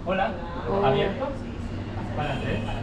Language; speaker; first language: Spanish; non-native, learner; Korean